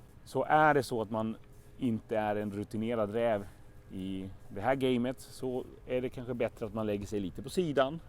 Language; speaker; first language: Swedish; native; Swedish